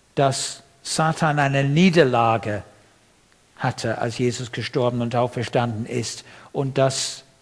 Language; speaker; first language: German; non-native, fluent; English